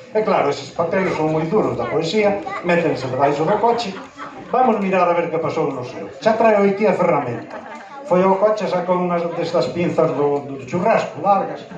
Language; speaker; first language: Galician; native; Galician